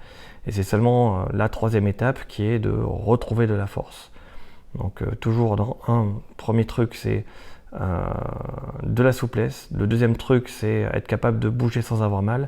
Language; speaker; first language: French; native; French